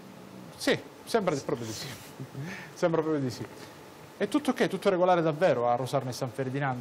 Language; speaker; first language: Italian; native; Italian